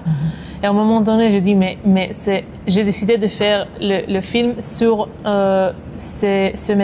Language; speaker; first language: French; non-native, fluent; Hebrew